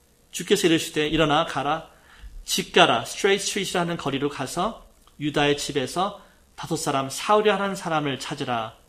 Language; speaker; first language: Korean; native; Korean